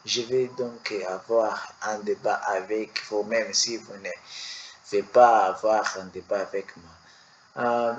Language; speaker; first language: French; non-native, learner; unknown